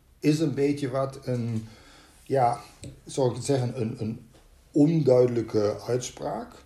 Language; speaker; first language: Dutch; native; Dutch